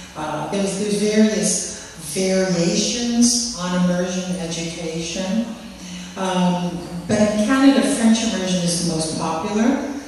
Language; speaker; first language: English; native; English